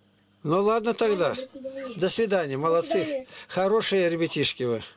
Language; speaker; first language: Russian; native; Russian